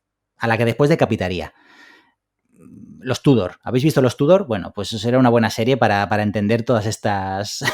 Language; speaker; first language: Spanish; native; Spanish